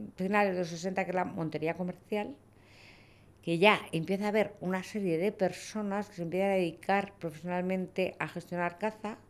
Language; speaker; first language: Spanish; native; Spanish